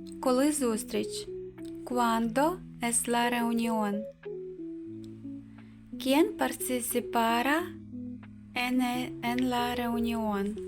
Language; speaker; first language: Spanish; non-native, fluent; Ukrainian